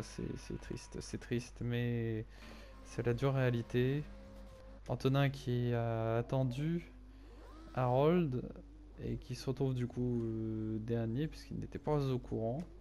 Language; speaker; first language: French; native; French